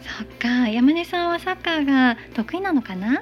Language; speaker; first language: Japanese; native; Japanese